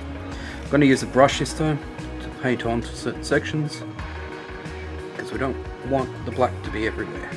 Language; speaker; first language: English; native; English